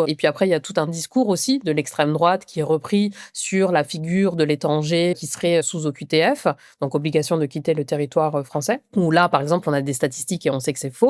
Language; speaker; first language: French; native; French